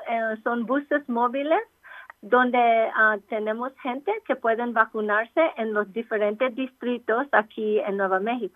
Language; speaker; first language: Spanish; non-native, local second language; English